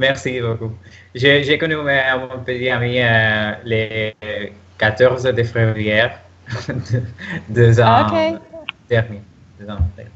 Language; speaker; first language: French; non-native, learner; Spanish